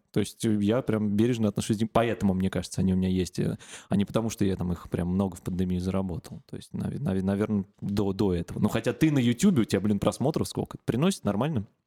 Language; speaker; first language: Russian; native; Russian